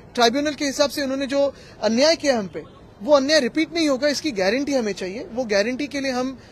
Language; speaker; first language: Hindi; non-native, local second language; Marathi